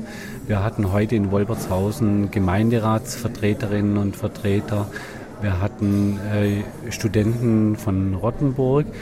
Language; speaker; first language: German; native; German